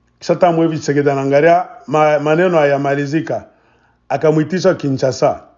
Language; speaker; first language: Swahili; native; Swahili